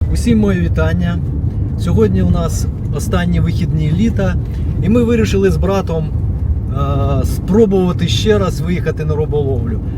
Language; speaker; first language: Ukrainian; native; Ukrainian